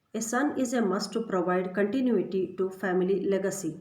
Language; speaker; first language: English; non-native, local second language; Kannada